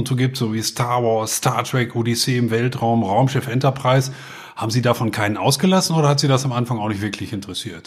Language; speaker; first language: German; native; German